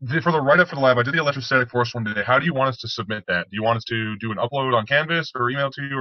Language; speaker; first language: English; native; English